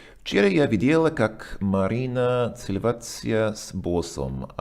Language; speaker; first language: Russian; non-native, fluent; English